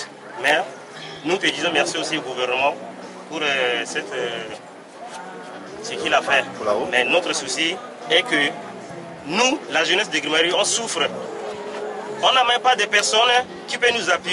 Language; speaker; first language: French; non-native, local second language; Sango